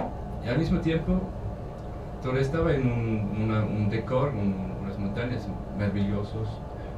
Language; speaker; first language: Spanish; non-native, learner; German